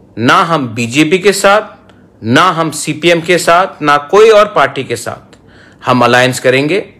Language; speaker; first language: Hindi; non-native, local second language; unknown